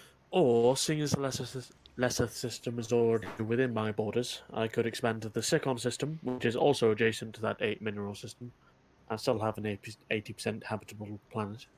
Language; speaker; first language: English; native; English